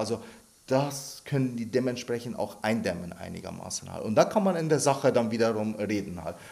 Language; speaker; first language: German; early bilingual, other home language; Arabic